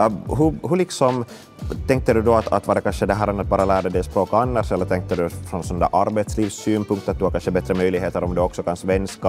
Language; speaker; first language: Swedish; native; Swedish